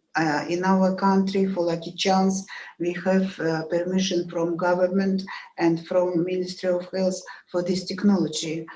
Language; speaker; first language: English; non-native, learner; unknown